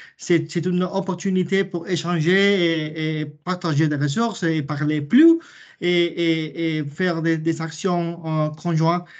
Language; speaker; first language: French; non-native, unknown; Spanish